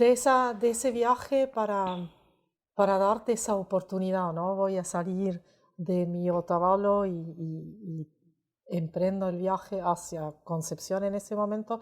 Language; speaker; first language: Spanish; native; Spanish